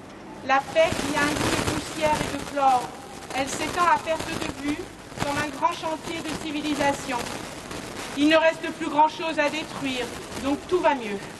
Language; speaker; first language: French; native; French